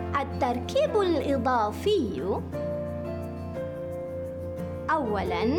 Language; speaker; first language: Arabic; non-native, fluent; Malay